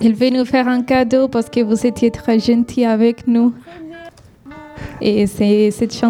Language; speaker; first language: French; non-native, fluent; Spanish